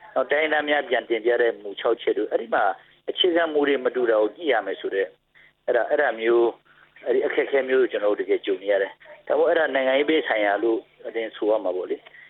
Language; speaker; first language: Burmese; non-native, local second language; S'gaw Karen